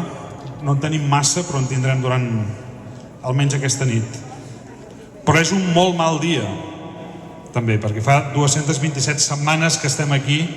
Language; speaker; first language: Catalan; native; Catalan